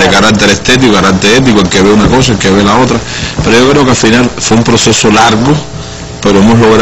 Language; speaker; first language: Spanish; native; Spanish